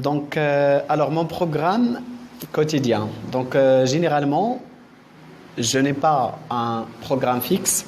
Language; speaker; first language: French; non-native, local second language; Arabic